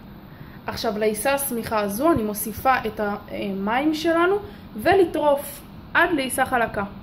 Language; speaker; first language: Hebrew; native; Hebrew